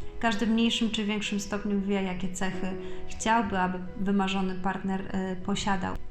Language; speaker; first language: Polish; native; Polish